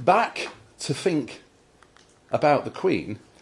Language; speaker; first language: English; native; English